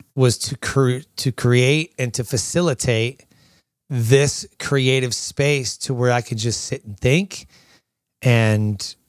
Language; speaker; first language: English; native; English